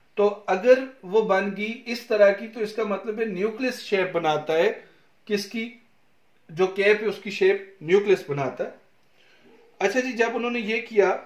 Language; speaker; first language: Urdu; non-native, local second language; Punjabi